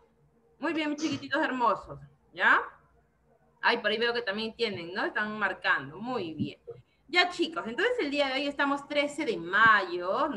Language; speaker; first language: Spanish; native; Spanish